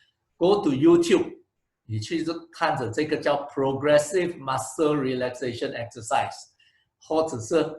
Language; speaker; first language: Chinese; non-native, local second language; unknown